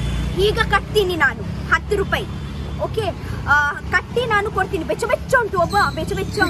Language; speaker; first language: Kannada; non-native, local second language; Tulu